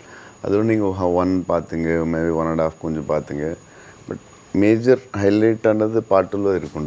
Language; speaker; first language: Tamil; non-native, learner; Telugu